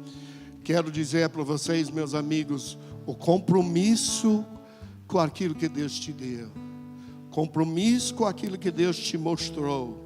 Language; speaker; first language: Portuguese; non-native, fluent; English